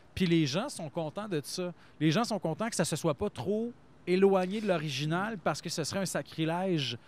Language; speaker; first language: French; native; French